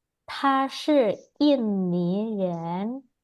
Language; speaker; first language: Chinese; non-native, fluent; Indonesian